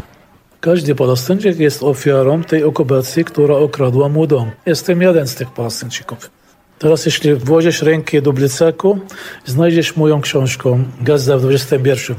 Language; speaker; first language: Polish; non-native, fluent; Arabic